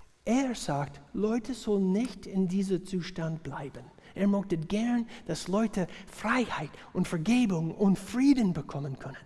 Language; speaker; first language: German; non-native, fluent; English